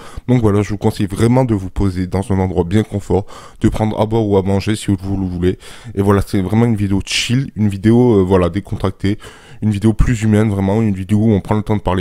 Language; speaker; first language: French; native; French